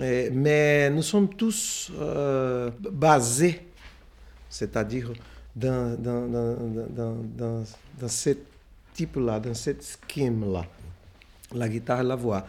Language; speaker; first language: French; non-native, fluent; Portuguese